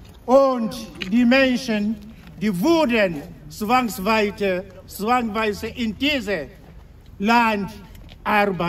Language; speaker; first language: German; non-native, learner; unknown